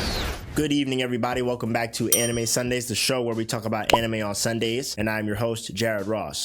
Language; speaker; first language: English; native; English